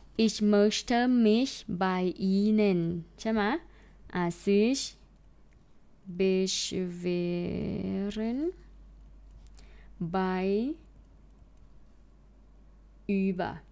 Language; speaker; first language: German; non-native, fluent; Thai